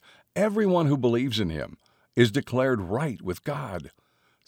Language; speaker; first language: English; native; English